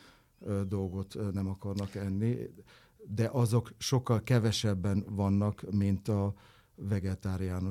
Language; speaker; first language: Hungarian; non-native, fluent; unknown